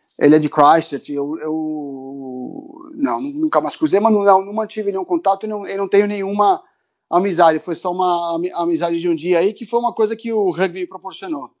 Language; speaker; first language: Portuguese; early bilingual, other home language; Spanish